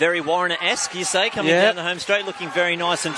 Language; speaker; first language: English; native; English